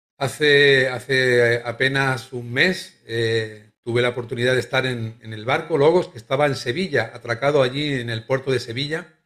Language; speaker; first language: Spanish; native; Spanish